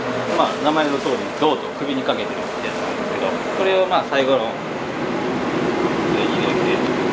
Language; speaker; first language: Japanese; native; Japanese